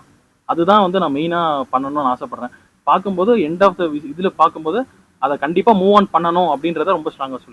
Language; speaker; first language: Tamil; native; Tamil